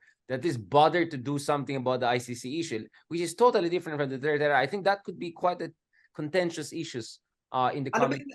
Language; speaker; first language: English; non-native, local second language; Filipino